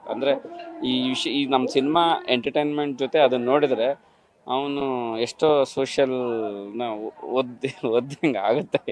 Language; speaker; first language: Kannada; native; Kannada